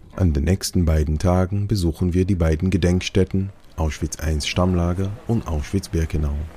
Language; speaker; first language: German; non-native, fluent; Hebrew